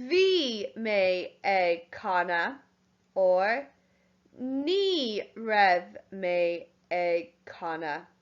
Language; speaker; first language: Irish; non-native, local second language; English